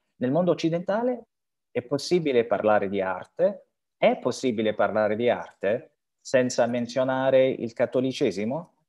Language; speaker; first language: Italian; non-native, fluent; French